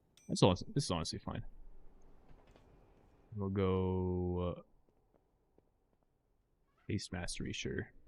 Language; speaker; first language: English; native; English